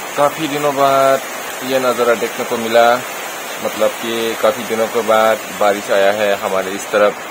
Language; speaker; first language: Hindi; non-native, local second language; Kok Borok